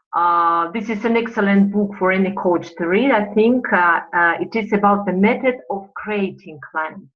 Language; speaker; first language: English; non-native, fluent; Russian